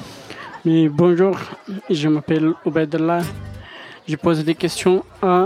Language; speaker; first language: French; non-native, learner; Pashto